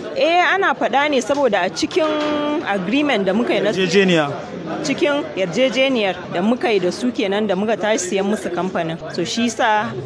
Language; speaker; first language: Hausa; native; Hausa